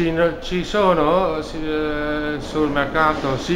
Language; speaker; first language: Italian; non-native, learner; Dutch